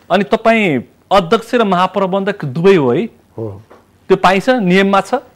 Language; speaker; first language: Nepali; native; Nepali